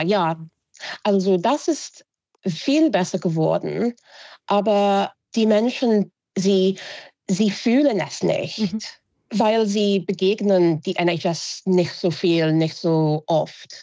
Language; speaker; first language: German; non-native, fluent; English